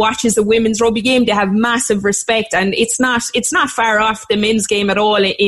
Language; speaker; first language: English; native; English